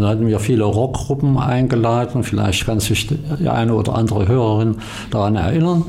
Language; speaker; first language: German; native; German